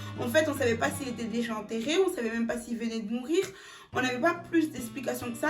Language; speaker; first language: French; early bilingual, other home language; Lingala